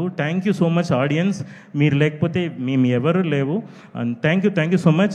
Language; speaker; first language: Telugu; non-native, fluent; Tamil